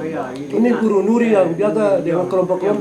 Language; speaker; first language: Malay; non-native, local second language; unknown